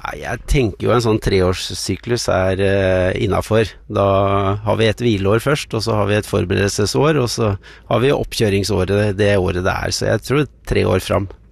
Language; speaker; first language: Norwegian; native; Norwegian